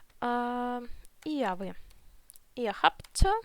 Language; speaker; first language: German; non-native, fluent; Ukrainian